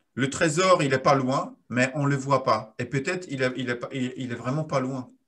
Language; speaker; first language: French; non-native, fluent; Polish